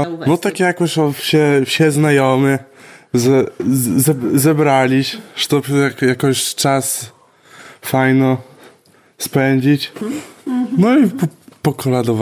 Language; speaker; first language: Polish; non-native, local second language; Belarusian